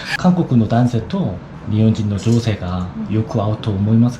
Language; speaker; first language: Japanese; non-native, learner; Korean